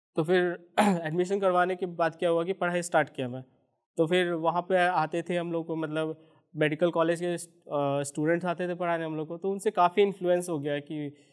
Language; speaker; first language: Hindi; native; Hindi